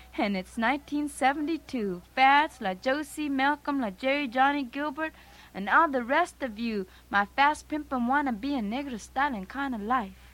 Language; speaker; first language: English; early bilingual, other home language; Spanish